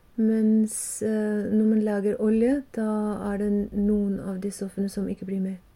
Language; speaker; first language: Norwegian; non-native, fluent; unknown